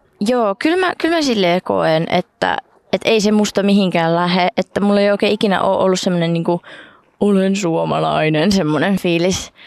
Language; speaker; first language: Finnish; early bilingual, heritage; Finnish